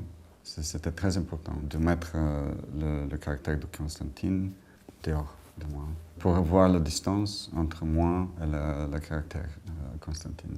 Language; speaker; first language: French; non-native, fluent; Bulgarian